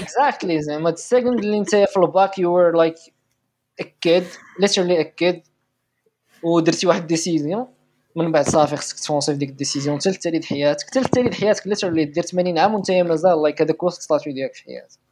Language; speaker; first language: Arabic; native; Arabic